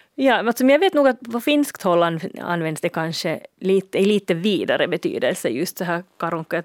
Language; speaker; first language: Swedish; native; Swedish